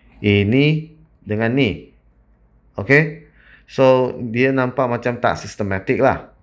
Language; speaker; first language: Malay; non-native, local second language; Chinese